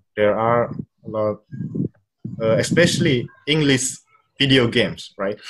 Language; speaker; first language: English; non-native, fluent; Indonesian